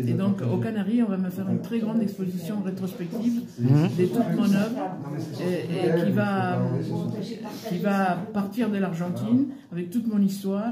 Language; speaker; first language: French; early bilingual, other home language; Spanish